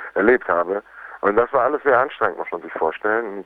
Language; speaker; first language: German; native; German